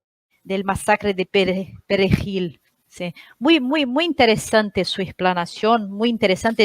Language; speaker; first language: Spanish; non-native, learner; Portuguese